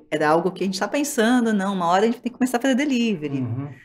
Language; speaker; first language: Portuguese; native; Portuguese